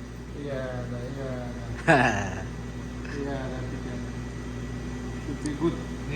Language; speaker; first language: English; non-native, learner; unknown